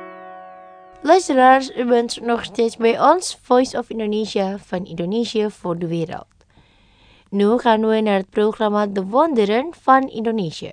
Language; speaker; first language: Dutch; non-native, learner; Indonesian